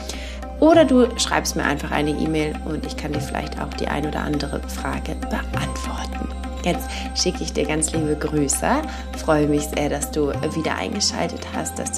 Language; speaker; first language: German; native; German